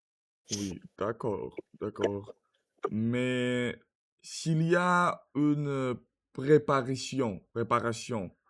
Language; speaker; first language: French; non-native, learner; Russian